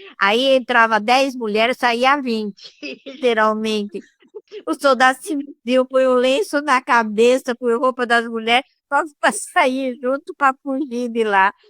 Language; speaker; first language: Portuguese; early bilingual, other home language; Italian